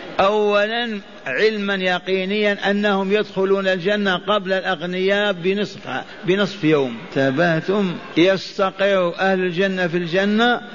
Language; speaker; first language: Arabic; native; Arabic